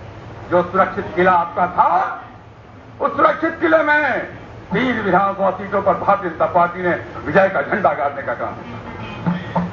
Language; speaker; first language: Hindi; native; Hindi